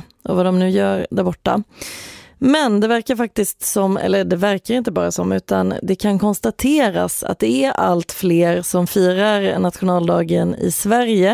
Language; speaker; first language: Swedish; native; Swedish